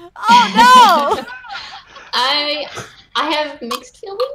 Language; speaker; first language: English; native; English